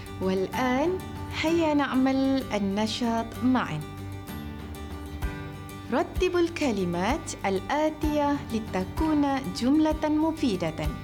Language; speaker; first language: Arabic; non-native, fluent; Malay